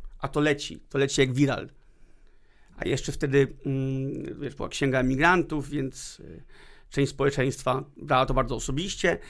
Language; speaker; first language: Polish; early bilingual, heritage; Polish